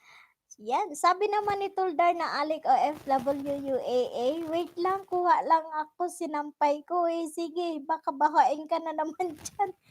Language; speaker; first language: Filipino; non-native, local second language; Bikol